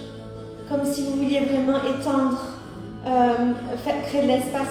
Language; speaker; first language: French; native; French